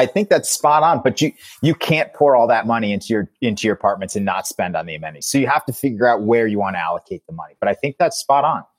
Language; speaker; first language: English; native; English